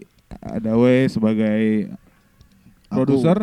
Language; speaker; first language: Indonesian; native; Indonesian